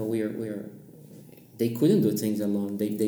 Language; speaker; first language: English; non-native, fluent; Portuguese